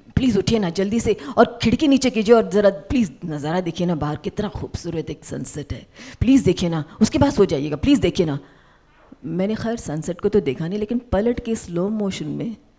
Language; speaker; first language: Hindi; native; Hindi